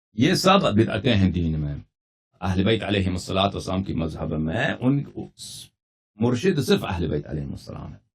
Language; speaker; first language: Urdu; non-native, fluent; Persian